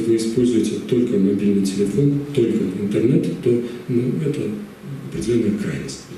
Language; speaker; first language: Russian; native; Russian